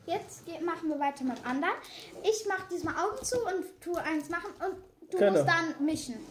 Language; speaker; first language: German; native; German